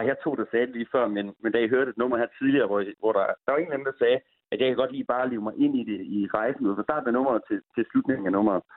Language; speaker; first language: Danish; native; Danish